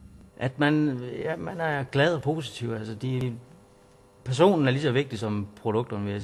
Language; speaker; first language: Danish; native; Danish